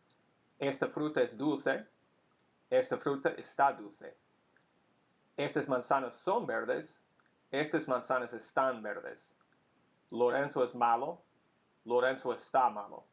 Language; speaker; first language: Spanish; non-native, fluent; English